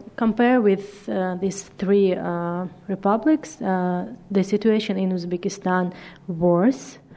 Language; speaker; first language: English; non-native, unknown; Uzbek